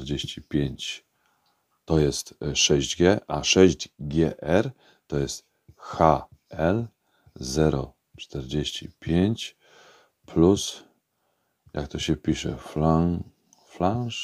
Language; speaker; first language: Polish; native; Polish